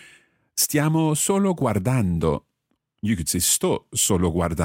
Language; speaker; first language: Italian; non-native, fluent; English